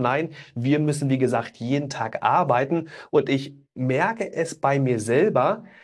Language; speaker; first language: German; native; German